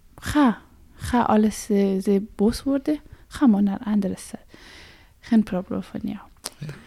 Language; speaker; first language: Dutch; non-native, fluent; Persian